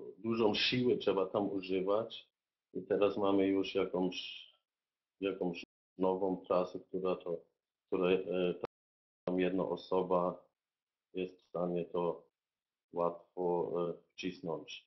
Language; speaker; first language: Polish; non-native, fluent; German